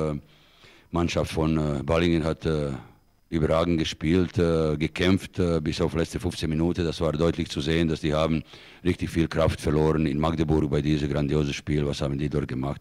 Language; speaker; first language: German; non-native, fluent; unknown